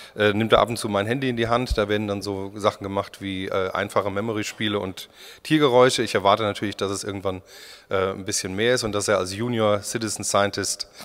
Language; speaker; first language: German; native; German